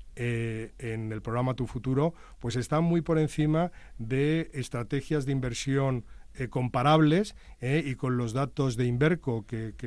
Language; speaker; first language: Spanish; native; Spanish